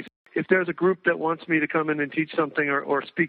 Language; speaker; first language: English; native; English